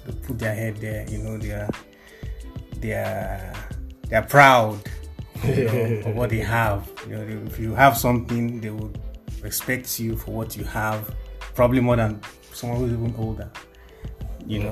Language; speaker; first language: English; non-native, local second language; Igbo